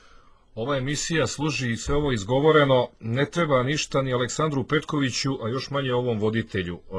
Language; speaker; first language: Serbian; native; Serbian